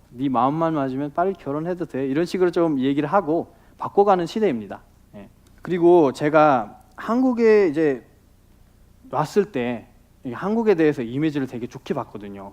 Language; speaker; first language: Korean; non-native, fluent; Nepali